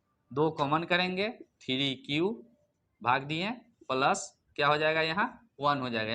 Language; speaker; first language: Hindi; native; Hindi